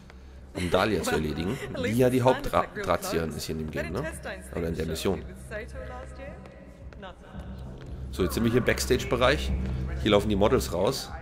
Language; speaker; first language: German; native; German